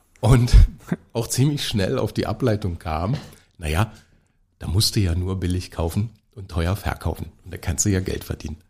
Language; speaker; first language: German; native; German